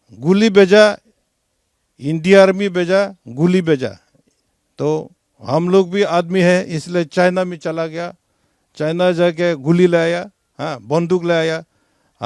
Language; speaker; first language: Hindi; non-native, local second language; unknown